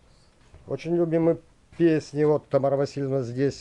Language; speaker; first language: Russian; native; Russian